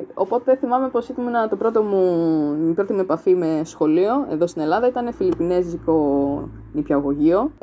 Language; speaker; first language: Greek; early bilingual, other home language; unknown